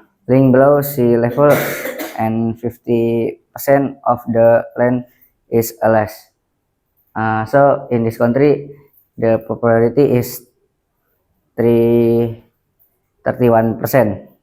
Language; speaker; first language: English; non-native, learner; Indonesian